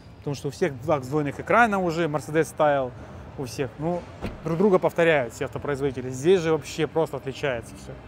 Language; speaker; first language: Russian; native; Russian